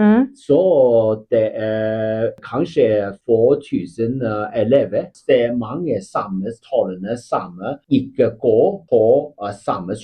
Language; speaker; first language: Norwegian; non-native, fluent; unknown